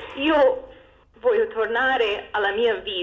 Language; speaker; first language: Italian; non-native, fluent; English